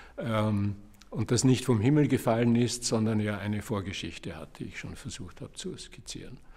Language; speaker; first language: German; native; German